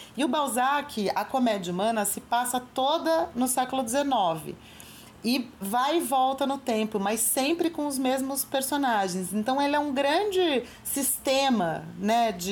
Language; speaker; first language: Portuguese; native; Portuguese